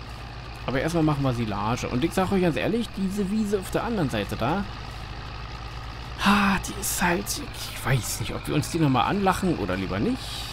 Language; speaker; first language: German; native; German